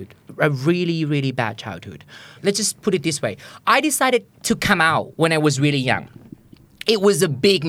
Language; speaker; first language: English; non-native, fluent; Thai